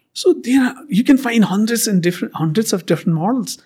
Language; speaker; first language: English; non-native, local second language; Nepali